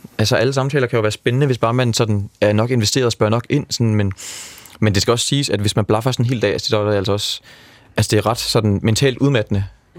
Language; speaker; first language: Danish; native; Danish